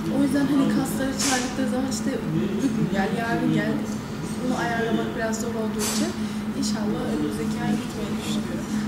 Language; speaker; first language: Turkish; early bilingual, heritage; Turkish